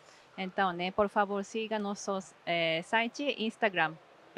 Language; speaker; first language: Portuguese; non-native, fluent; Japanese